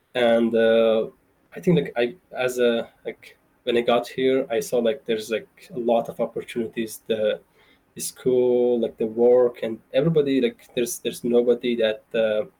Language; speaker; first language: English; non-native, fluent; Persian